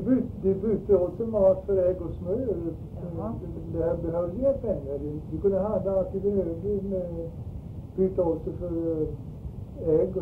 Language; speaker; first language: Swedish; early bilingual, heritage; Swedish